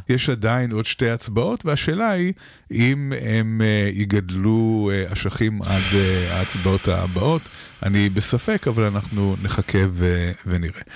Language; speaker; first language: Hebrew; native; Hebrew